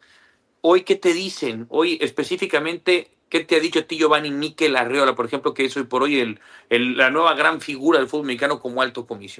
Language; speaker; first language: Spanish; native; Spanish